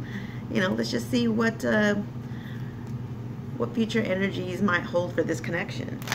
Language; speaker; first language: English; native; English